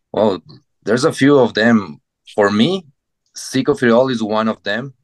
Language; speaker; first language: English; non-native, fluent; Spanish